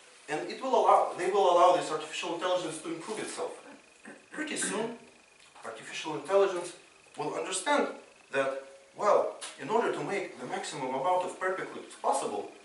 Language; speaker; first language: English; non-native, fluent; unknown